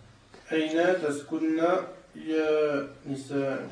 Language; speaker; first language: Arabic; non-native, learner; French